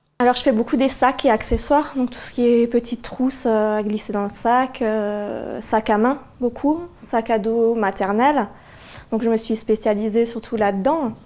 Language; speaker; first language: French; native; French